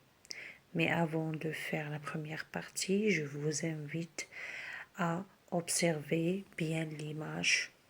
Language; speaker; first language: French; non-native, local second language; Arabic